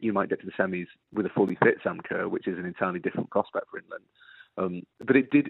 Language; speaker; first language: English; native; English